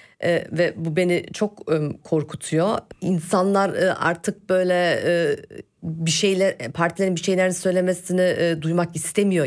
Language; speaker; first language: Turkish; early bilingual, heritage; Turkish